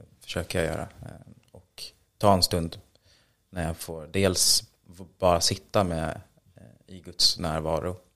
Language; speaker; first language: Swedish; native; Swedish